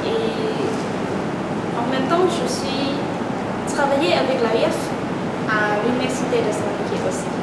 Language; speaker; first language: French; non-native, fluent; Lao